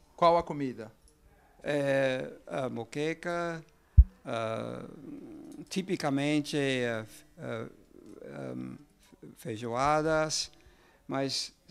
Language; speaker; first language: Portuguese; non-native, learner; English